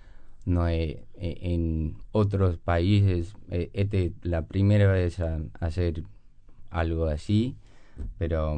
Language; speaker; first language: Spanish; non-native, learner; English